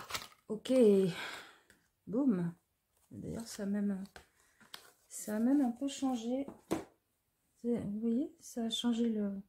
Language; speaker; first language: French; native; French